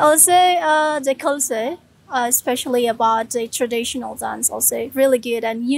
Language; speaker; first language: English; non-native, fluent; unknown